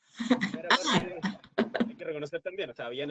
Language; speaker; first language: Spanish; native; Spanish